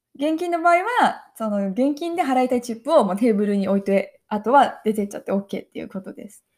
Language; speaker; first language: Japanese; native; Japanese